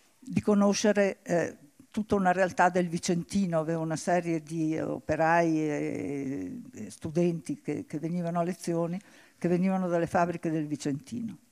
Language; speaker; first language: Italian; native; Italian